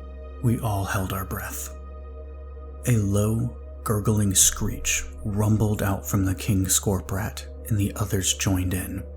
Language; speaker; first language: English; native; English